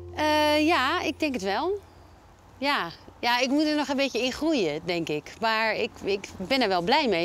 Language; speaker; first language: Dutch; native; Dutch